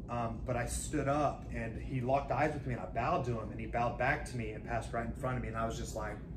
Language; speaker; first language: English; native; English